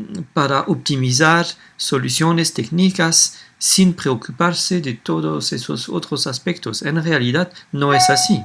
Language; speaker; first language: Spanish; non-native, fluent; French